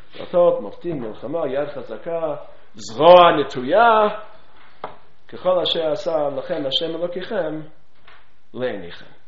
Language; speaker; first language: Hebrew; non-native, fluent; English